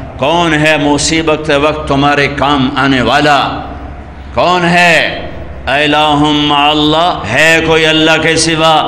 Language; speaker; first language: Urdu; non-native, local second language; Punjabi